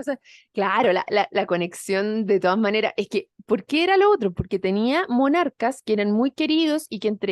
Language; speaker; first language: Spanish; native; Spanish